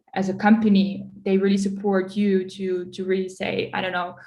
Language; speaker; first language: English; early bilingual, other home language; Dutch